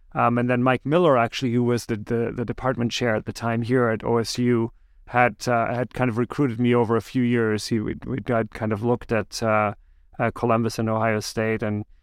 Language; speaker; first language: English; early bilingual, other home language; German